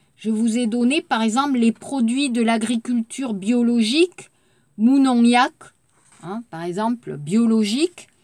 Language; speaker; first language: French; native; French